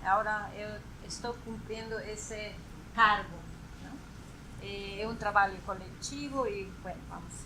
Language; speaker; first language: Portuguese; non-native, fluent; Spanish